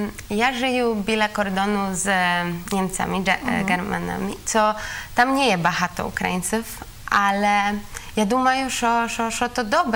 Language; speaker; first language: Ukrainian; non-native, learner; Polish